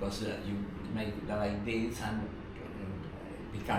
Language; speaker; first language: English; non-native, learner; Spanish